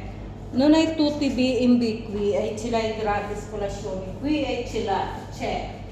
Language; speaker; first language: Italian; non-native, learner; Filipino